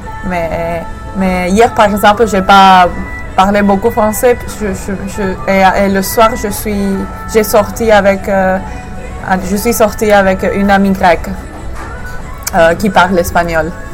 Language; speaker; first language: French; non-native, fluent; English